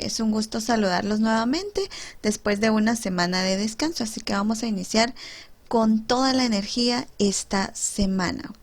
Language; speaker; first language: Spanish; native; Spanish